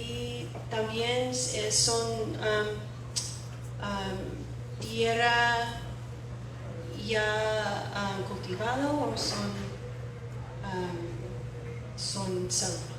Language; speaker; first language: Spanish; non-native, fluent; English